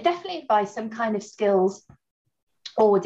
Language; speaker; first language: English; native; English